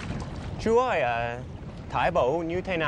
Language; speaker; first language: Vietnamese; non-native, learner; English